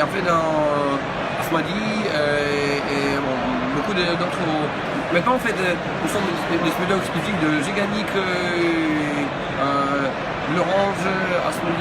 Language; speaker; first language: French; non-native, learner; Russian